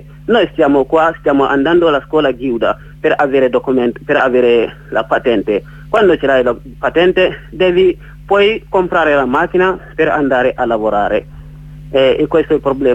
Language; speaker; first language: Italian; non-native, learner; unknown